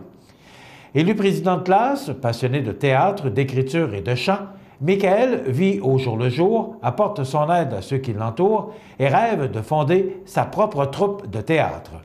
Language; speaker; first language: French; native; French